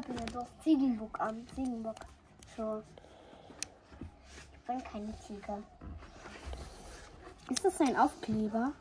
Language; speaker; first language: German; early bilingual, other home language; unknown